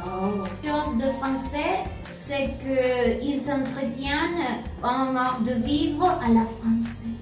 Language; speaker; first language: French; non-native, learner; Spanish